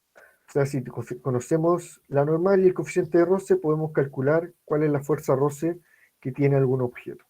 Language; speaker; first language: Spanish; native; Spanish